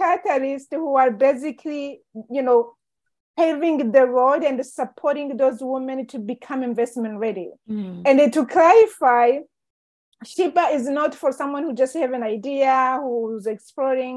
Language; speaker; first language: English; non-native, local second language; Kinyarwanda